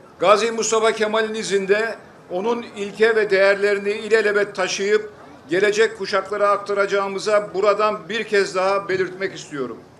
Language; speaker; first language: Turkish; native; Turkish